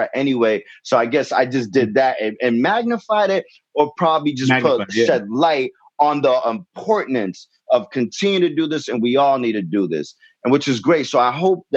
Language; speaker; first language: English; native; English